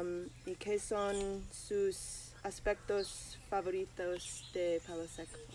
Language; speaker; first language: Spanish; non-native, learner; English